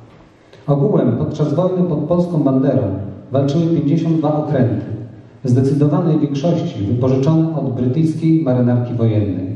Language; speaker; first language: Polish; native; Polish